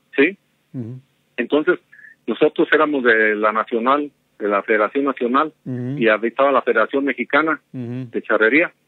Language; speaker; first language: Spanish; native; Spanish